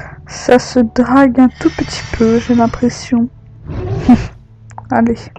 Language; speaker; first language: French; native; French